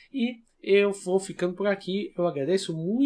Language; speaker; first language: Portuguese; native; Portuguese